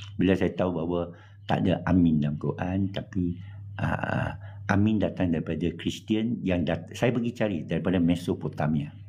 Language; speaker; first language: Malay; non-native, local second language; English